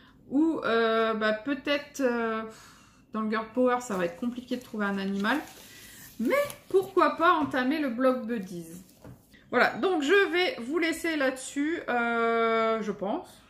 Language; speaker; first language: French; native; French